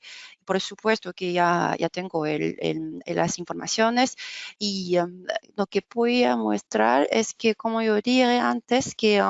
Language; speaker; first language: Spanish; non-native, fluent; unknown